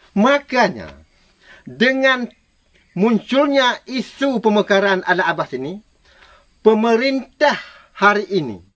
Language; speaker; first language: Malay; non-native, local second language; Minangkabau